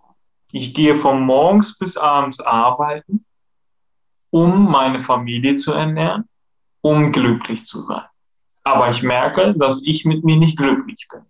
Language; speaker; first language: German; non-native, fluent; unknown